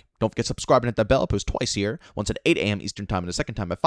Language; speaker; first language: English; native; English